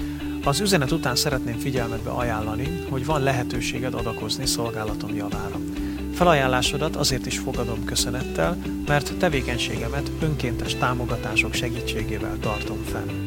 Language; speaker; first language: Hungarian; native; Hungarian